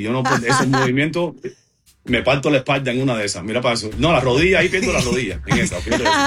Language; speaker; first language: Spanish; early bilingual, heritage; Spanish